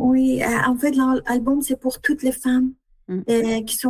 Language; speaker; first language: French; non-native, learner; Persian